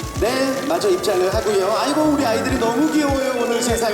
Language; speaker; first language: Korean; native; Korean